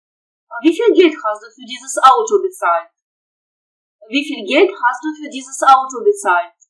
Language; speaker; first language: German; non-native, fluent; Russian